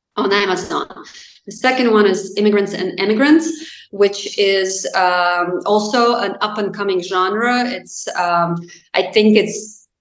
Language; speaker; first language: English; non-native, fluent; Azerbaijani